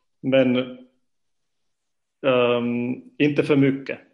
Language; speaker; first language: Swedish; non-native, fluent; Finnish